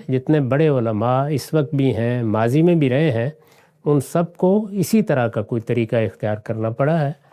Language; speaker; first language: Urdu; non-native, local second language; Punjabi